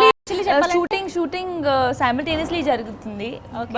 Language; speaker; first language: Telugu; non-native, learner; Punjabi